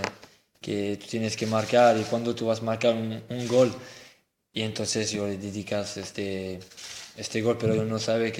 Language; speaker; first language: Spanish; non-native, fluent; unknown